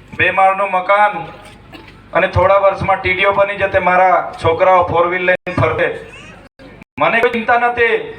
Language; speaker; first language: Gujarati; non-native, local second language; Vasavi